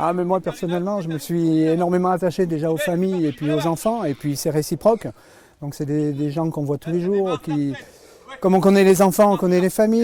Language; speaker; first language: French; native; French